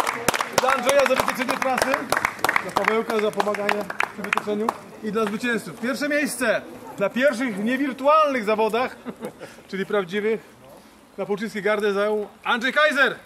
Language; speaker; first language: Polish; native; Polish